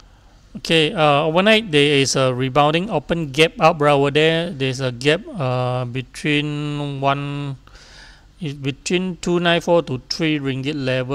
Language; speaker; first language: English; non-native, local second language; Chinese